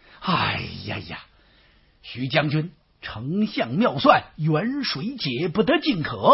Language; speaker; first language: Chinese; native; Chinese